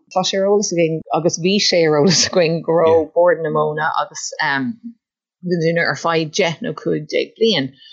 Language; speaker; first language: Irish; non-native, local second language; English